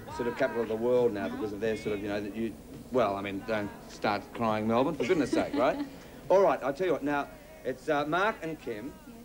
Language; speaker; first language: English; native; English